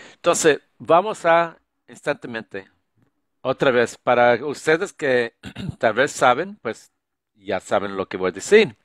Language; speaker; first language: Spanish; early bilingual, heritage; Spanish